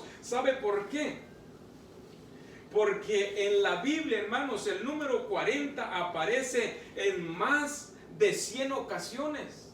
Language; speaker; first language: Spanish; native; Spanish